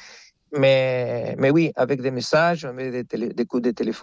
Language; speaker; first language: French; non-native, fluent; Spanish